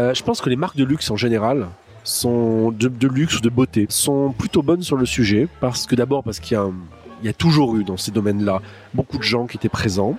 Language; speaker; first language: French; native; French